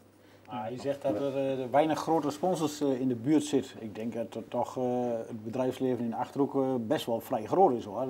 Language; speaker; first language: Dutch; native; Dutch